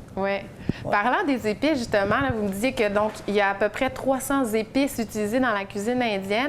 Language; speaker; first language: French; native; French